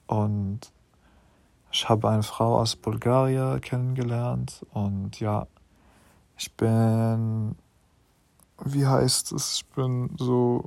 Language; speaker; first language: German; non-native, learner; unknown